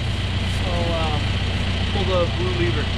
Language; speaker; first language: English; native; English